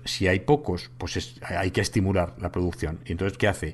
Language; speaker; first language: Spanish; native; Spanish